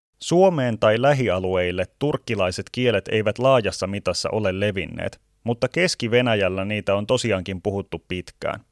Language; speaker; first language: Finnish; native; Finnish